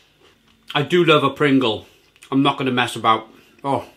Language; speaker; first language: English; native; English